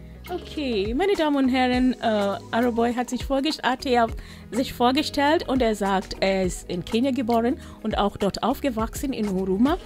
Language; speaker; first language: German; non-native, local second language; Swahili